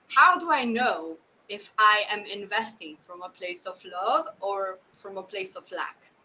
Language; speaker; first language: English; non-native, fluent; Slovenian